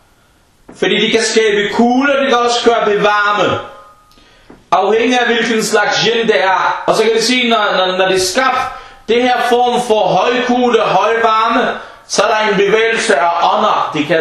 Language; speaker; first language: Danish; non-native, fluent; Arabic